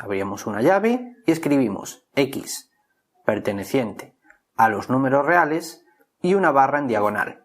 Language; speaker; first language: Spanish; native; Spanish